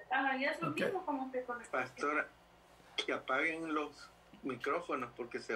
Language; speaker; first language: Spanish; native; Spanish